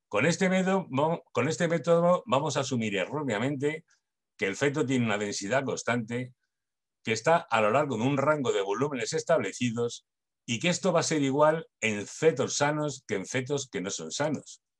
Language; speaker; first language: Spanish; native; Spanish